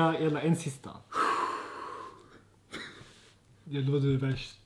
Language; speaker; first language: Swedish; native; Swedish